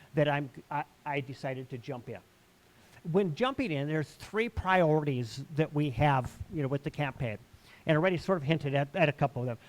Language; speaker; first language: English; native; English